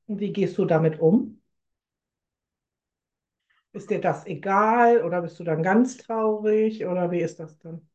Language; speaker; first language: German; native; German